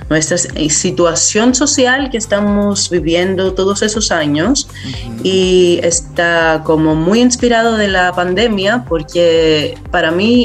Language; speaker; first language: Spanish; non-native, fluent; Greek